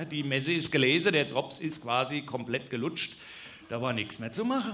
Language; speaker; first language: German; native; German